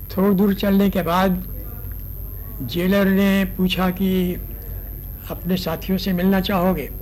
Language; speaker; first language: Hindi; native; Hindi